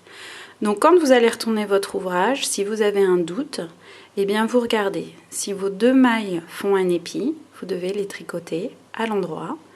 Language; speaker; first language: French; native; French